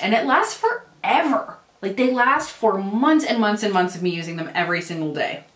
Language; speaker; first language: English; native; English